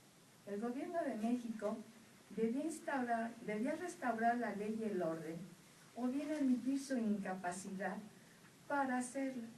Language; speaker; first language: Spanish; native; Spanish